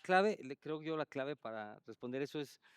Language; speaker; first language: Spanish; native; Spanish